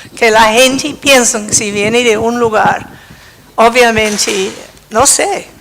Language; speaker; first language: Spanish; non-native, fluent; English